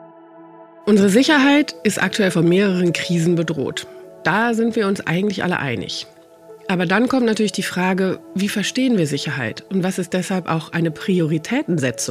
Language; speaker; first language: German; native; German